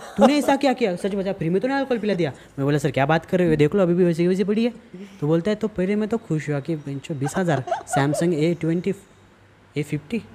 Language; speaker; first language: Hindi; non-native, local second language; Marathi